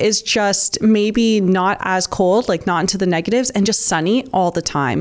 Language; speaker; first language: English; native; English